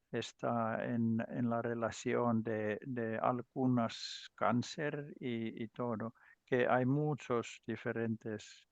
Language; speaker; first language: Spanish; non-native, learner; Finnish